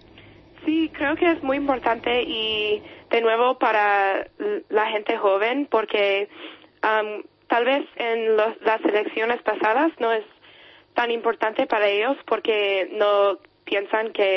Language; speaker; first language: Spanish; non-native, fluent; English